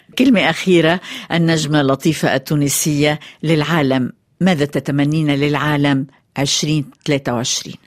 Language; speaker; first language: Arabic; native; Arabic